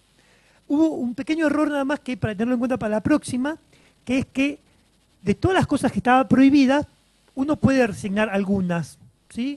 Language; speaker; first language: Spanish; native; Spanish